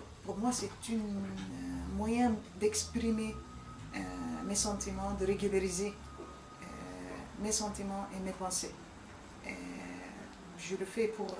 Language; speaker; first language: French; non-native, fluent; Arabic